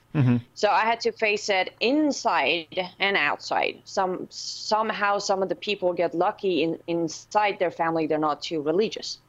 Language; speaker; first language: English; non-native, fluent; Persian